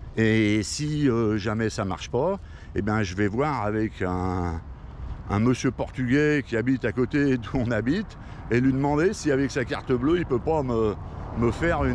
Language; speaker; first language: French; native; French